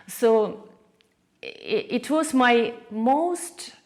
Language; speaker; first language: English; non-native, learner; Russian